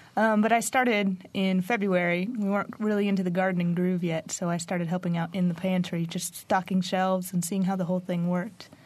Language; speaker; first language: English; native; English